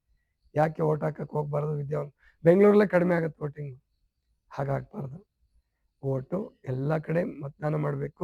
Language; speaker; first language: Kannada; native; Kannada